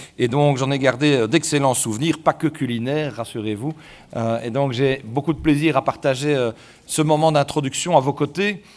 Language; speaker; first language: French; native; French